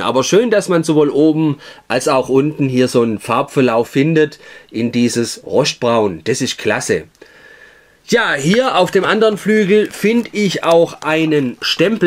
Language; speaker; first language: German; native; German